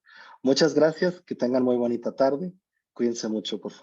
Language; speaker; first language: Spanish; native; Spanish